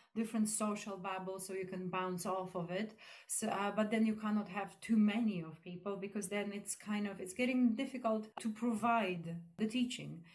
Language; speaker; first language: English; non-native, fluent; Polish